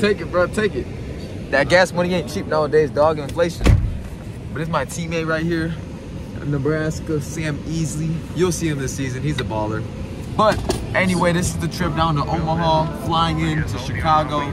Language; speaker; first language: English; native; English